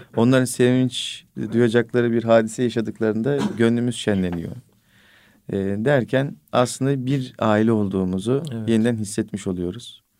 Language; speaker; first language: Turkish; native; Turkish